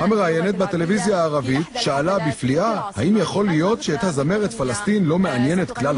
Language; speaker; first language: Hebrew; native; Hebrew